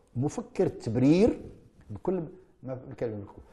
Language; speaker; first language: Arabic; native; Arabic